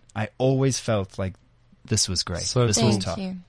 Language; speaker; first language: English; native; English